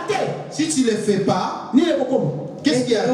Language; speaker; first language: French; non-native, local second language; Lingala